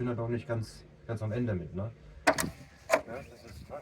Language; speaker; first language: German; native; German